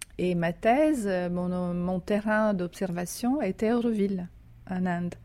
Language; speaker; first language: French; non-native, fluent; Italian